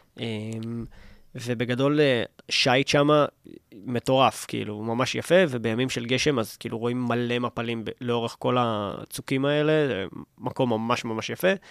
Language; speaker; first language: Hebrew; native; Hebrew